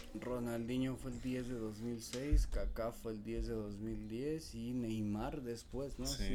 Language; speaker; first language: Spanish; native; Spanish